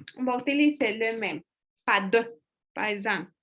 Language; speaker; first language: French; non-native, fluent; Spanish